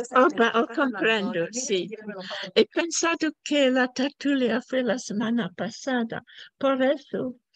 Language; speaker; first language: Spanish; non-native, learner; English